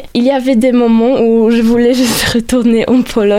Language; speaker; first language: French; non-native, fluent; Polish